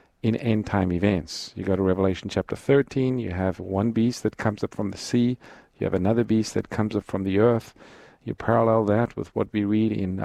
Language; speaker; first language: English; native; English